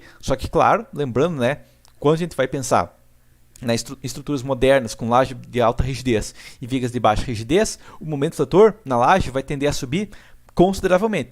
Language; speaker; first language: Portuguese; native; Portuguese